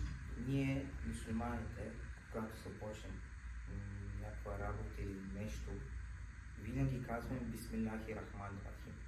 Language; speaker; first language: Bulgarian; non-native, local second language; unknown